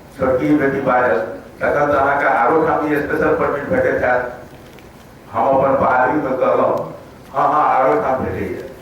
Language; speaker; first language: Maithili; native; Maithili